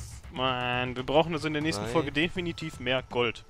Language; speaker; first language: German; native; German